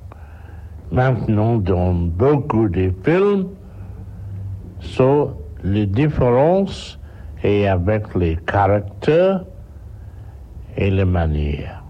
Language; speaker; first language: French; non-native, learner; English